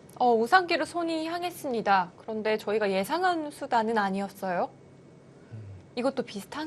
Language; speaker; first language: Korean; native; Korean